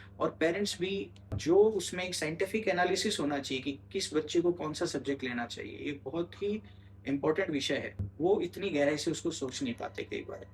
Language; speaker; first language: Hindi; native; Hindi